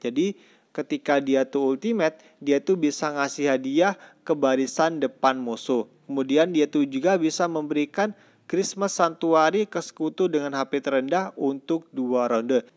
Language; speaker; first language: Indonesian; native; Indonesian